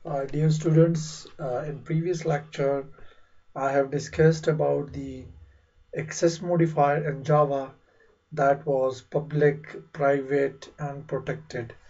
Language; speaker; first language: English; non-native, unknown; Persian